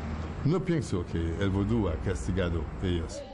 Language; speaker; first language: Spanish; non-native, fluent; Haitian Creole